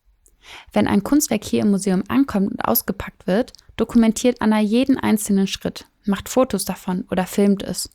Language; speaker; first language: German; native; German